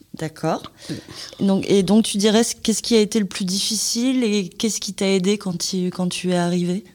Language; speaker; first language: French; native; French